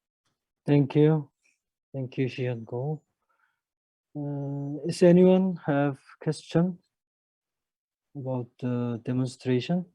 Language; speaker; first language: English; non-native, fluent; Korean